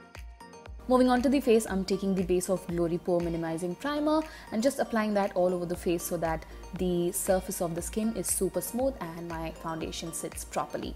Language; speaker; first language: English; non-native, local second language; Tamil